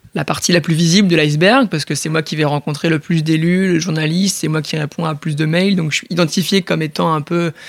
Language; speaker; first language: French; native; French